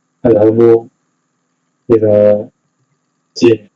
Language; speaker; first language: Arabic; non-native, learner; Indonesian